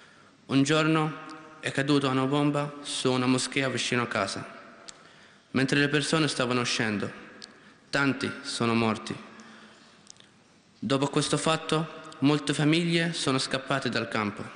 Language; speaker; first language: Italian; non-native, learner; Arabic